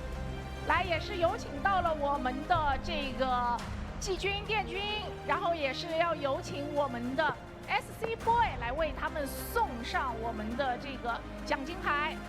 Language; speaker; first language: Chinese; native; Chinese